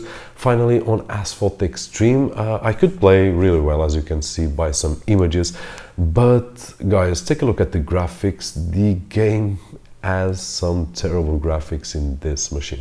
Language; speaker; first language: English; non-native, fluent; Portuguese